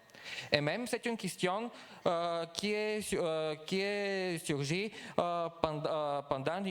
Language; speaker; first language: French; non-native, fluent; Bulgarian